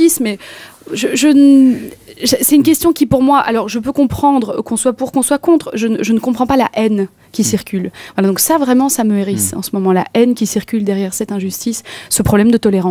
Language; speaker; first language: French; native; French